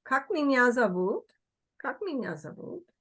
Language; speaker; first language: Russian; non-native, fluent; English